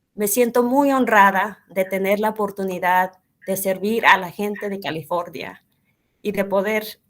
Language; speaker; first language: Spanish; early bilingual, heritage; Spanish